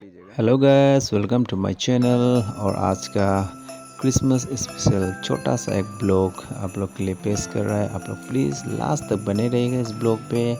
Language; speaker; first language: Hindi; non-native, local second language; Assamese